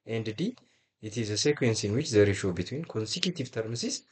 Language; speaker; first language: English; non-native, local second language; Amharic